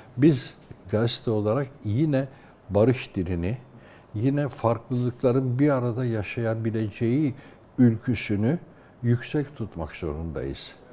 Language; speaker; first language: Turkish; native; Turkish